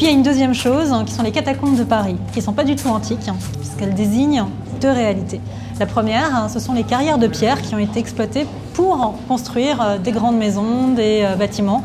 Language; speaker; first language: French; native; French